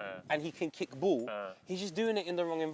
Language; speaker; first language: English; native; English